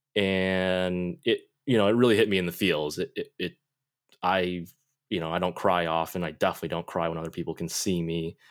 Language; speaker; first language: English; native; English